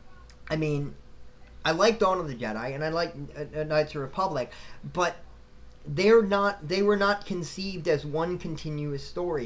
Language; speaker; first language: English; native; English